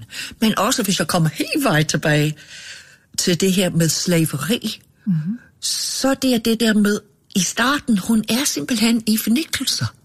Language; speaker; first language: Danish; non-native, fluent; English